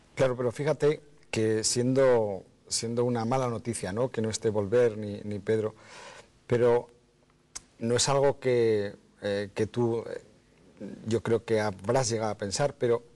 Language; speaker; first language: Spanish; native; Spanish